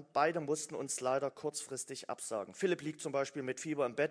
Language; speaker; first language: German; native; German